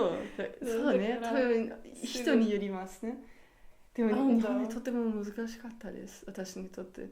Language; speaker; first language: Japanese; non-native, learner; German